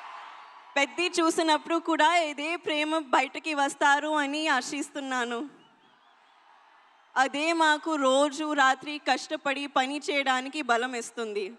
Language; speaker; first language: Telugu; non-native, learner; Hindi